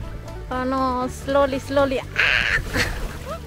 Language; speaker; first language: English; non-native, learner; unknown